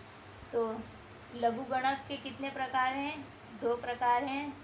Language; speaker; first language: Hindi; native; Hindi